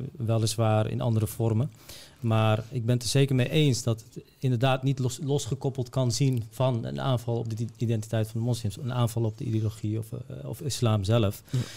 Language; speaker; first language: Dutch; early bilingual, other home language; Bosnian